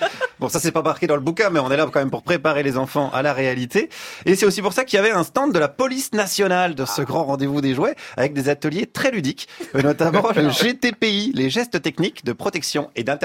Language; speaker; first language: French; native; French